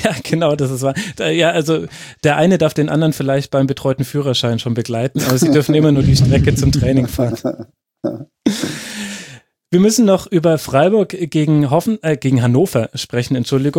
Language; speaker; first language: German; native; German